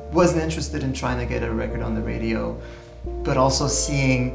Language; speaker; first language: English; native; English